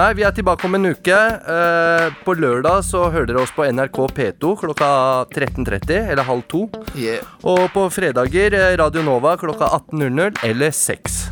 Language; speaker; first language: Norwegian; native; Norwegian